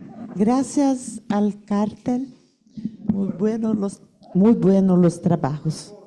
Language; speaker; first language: Spanish; non-native, learner; Portuguese